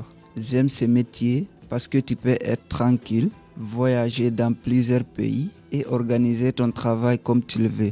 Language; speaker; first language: French; non-native, learner; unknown